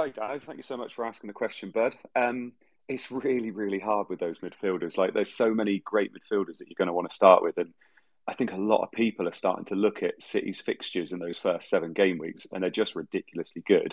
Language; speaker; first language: English; native; English